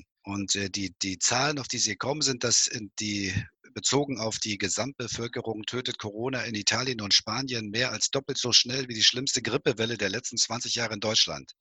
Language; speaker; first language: German; native; German